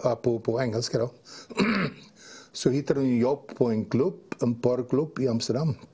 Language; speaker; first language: Swedish; non-native, fluent; Dutch